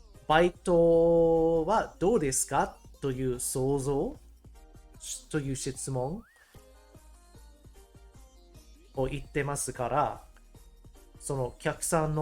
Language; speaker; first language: Japanese; non-native, learner; English